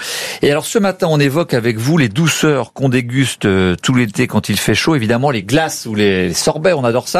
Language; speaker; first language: French; native; French